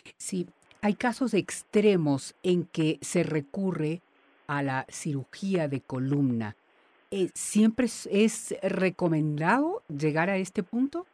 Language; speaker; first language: Spanish; native; Spanish